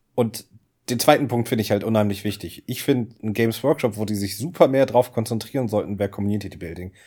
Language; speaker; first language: German; non-native, fluent; English